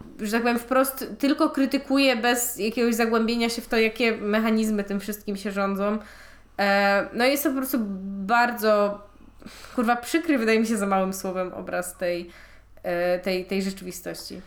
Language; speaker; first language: Polish; native; Polish